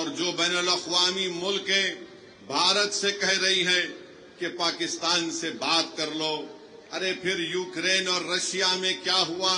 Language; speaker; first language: Urdu; native; Urdu